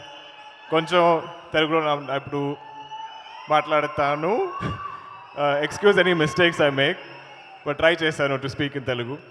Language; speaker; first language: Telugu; non-native, learner; Malayalam